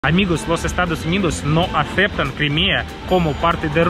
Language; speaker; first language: Spanish; non-native, fluent; Russian